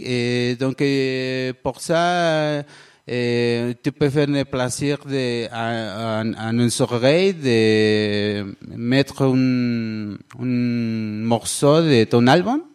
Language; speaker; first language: French; non-native, learner; Spanish